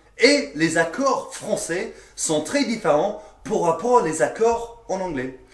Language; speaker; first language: French; non-native, fluent; English